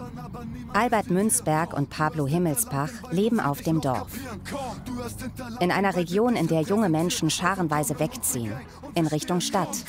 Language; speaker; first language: German; native; German